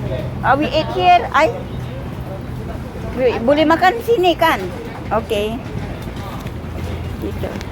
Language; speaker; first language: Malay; non-native, learner; Filipino